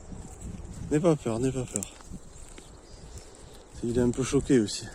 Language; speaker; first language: French; native; French